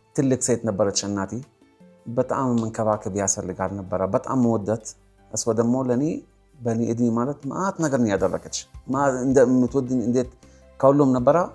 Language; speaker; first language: Amharic; non-native, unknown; Arabic